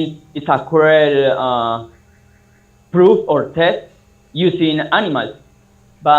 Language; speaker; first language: English; non-native, learner; Spanish